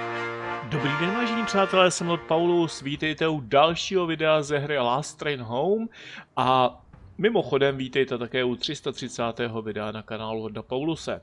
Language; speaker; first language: Czech; native; Czech